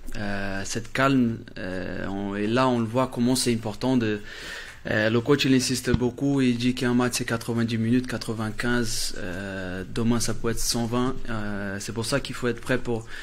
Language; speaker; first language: French; non-native, fluent; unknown